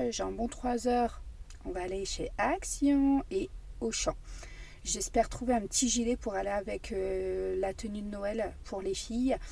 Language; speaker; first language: French; native; French